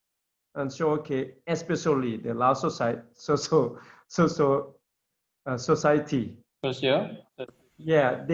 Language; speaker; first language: English; non-native, learner; Lao